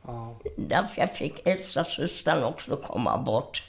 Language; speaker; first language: Swedish; non-native, fluent; German